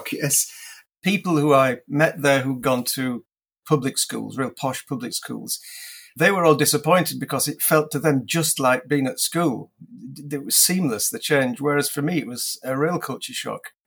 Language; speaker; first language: English; native; English